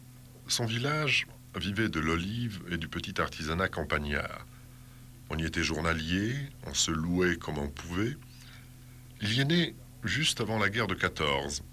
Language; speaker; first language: French; native; French